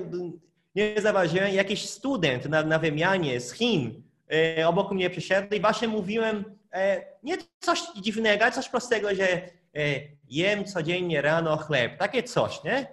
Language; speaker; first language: Polish; non-native, fluent; Portuguese